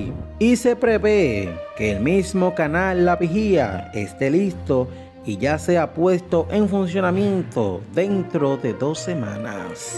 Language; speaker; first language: Spanish; native; Spanish